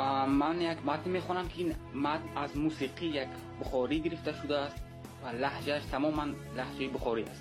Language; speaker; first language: Persian; early bilingual, heritage; Tajik